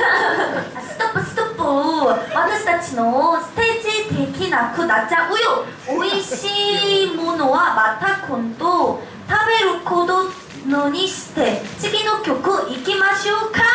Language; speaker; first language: Japanese; non-native, learner; Korean